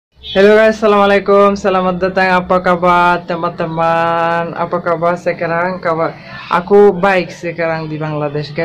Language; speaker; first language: Indonesian; non-native, learner; Bangla